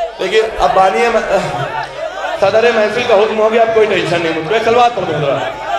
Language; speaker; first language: Urdu; native; Urdu